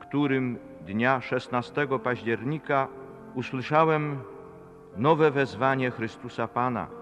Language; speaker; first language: Polish; native; Polish